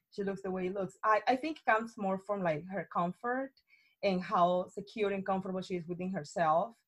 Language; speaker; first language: English; non-native, fluent; Spanish